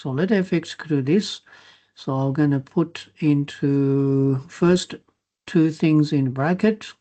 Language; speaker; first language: English; non-native, fluent; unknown